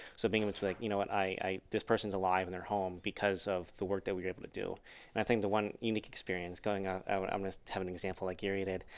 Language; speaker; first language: English; native; English